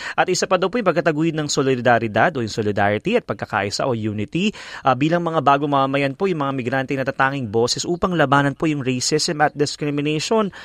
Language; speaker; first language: Filipino; native; Filipino